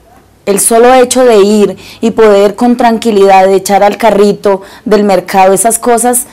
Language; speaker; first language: Spanish; native; Spanish